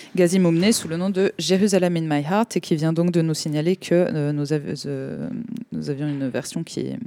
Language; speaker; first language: French; native; French